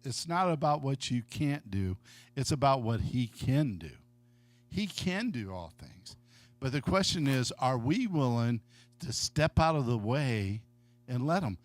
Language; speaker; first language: English; native; English